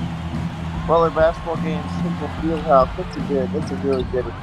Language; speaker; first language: English; native; English